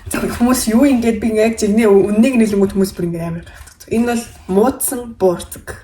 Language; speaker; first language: Mongolian; early bilingual, heritage; Mongolian